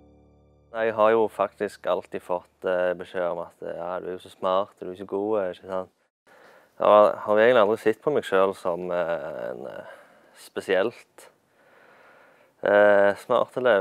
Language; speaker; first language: Norwegian; native; Norwegian